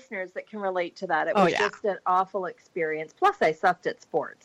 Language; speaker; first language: English; native; English